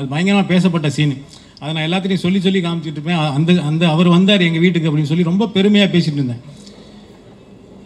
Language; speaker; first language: Tamil; native; Tamil